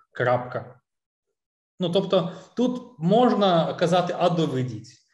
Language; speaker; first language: Ukrainian; non-native, local second language; Russian